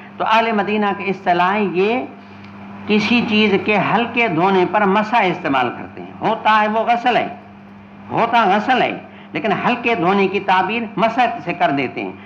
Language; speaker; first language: Urdu; non-native, local second language; Sindhi